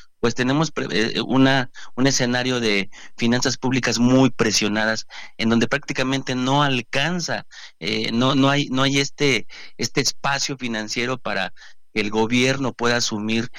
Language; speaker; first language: Spanish; native; Spanish